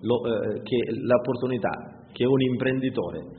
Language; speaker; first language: Italian; native; Italian